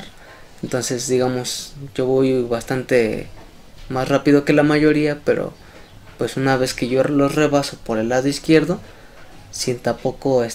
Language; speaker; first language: Spanish; native; Spanish